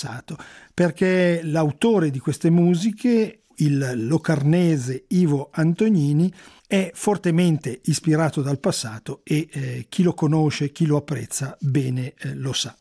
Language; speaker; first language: Italian; native; Italian